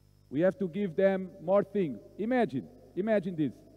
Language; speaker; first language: English; non-native, fluent; Portuguese